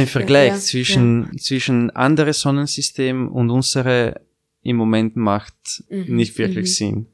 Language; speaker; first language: German; non-native, fluent; Italian